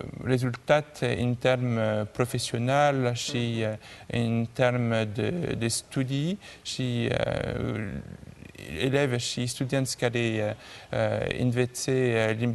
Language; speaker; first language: Romanian; non-native, learner; French